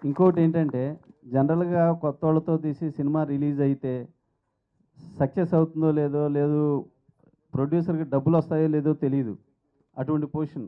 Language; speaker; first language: Telugu; native; Telugu